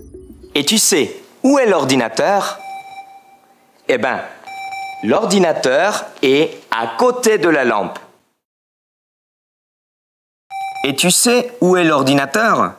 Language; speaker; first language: French; non-native, fluent; Spanish